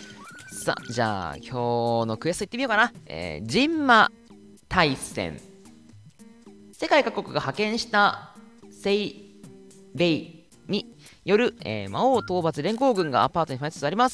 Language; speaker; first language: Japanese; native; Japanese